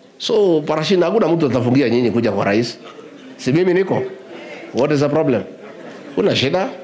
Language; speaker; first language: Swahili; non-native, local second language; Kikuyu